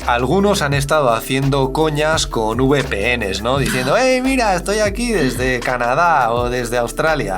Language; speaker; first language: Spanish; native; Spanish